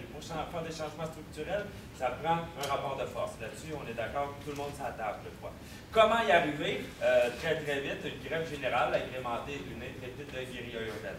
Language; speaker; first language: French; native; French